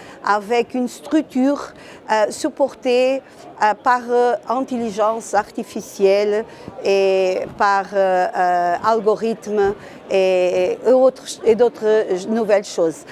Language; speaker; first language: French; non-native, fluent; Portuguese